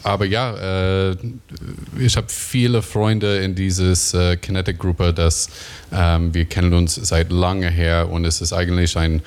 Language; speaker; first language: German; non-native, learner; English